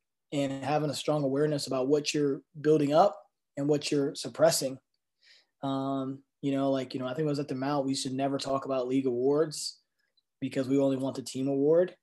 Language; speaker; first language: English; native; English